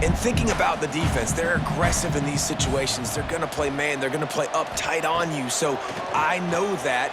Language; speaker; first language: English; native; English